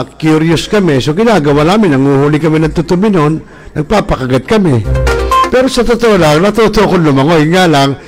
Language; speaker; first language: Filipino; native; Filipino